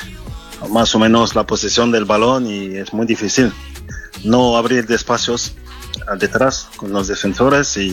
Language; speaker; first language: Spanish; non-native, fluent; French